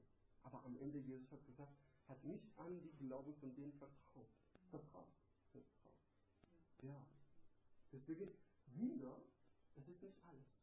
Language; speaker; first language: German; non-native, learner; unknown